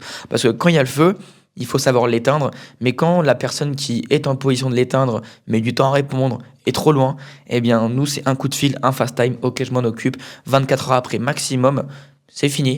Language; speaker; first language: French; native; French